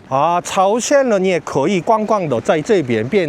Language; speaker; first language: Chinese; non-native, learner; Korean